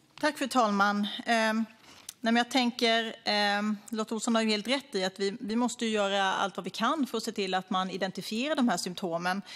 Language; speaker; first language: Swedish; native; Swedish